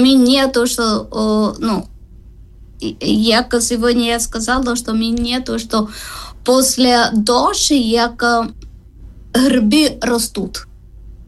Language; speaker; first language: Ukrainian; non-native, learner; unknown